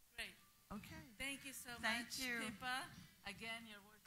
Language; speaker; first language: English; native; English